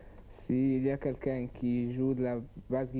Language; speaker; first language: French; non-native, learner; Arabic